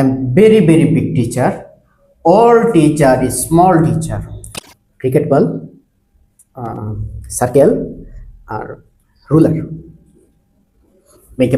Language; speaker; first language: English; non-native, learner; Bangla